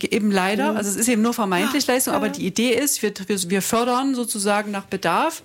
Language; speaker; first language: German; native; German